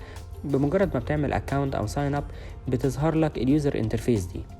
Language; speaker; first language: Arabic; native; Arabic